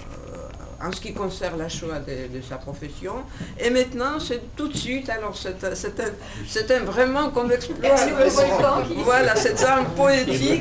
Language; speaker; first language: French; non-native, fluent; Georgian